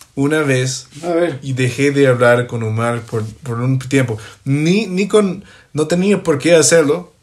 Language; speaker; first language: Spanish; non-native, fluent; English